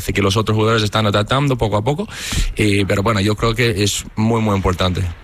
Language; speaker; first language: Spanish; non-native, fluent; English